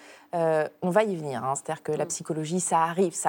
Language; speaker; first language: French; native; French